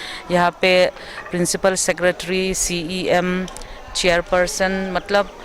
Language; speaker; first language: Hindi; non-native, local second language; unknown